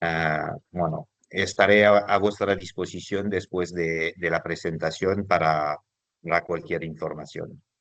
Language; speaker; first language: Spanish; non-native, fluent; French